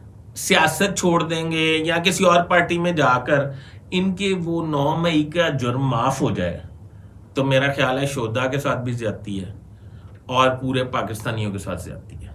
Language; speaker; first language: Urdu; native; Urdu